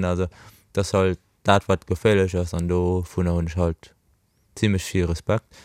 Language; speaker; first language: Luxembourgish; early bilingual, other home language; Portuguese